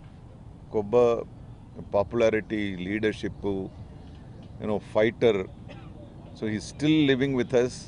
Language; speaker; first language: Telugu; non-native, fluent; Tamil